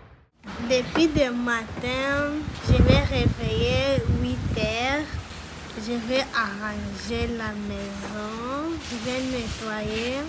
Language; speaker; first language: French; non-native, learner; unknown